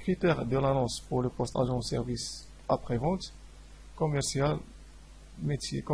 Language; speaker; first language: French; non-native, local second language; Arabic